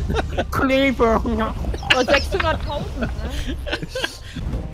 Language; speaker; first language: German; native; German